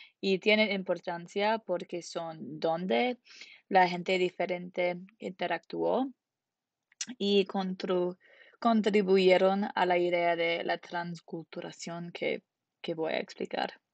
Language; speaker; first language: Spanish; non-native, learner; English